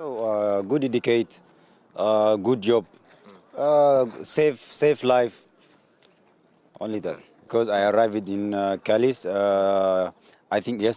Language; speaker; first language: English; non-native, learner; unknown